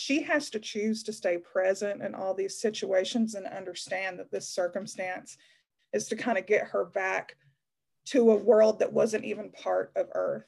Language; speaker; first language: English; native; English